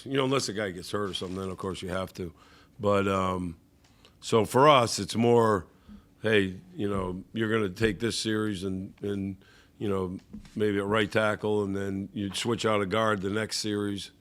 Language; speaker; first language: English; native; English